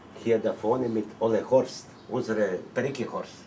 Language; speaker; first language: German; non-native, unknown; Serbian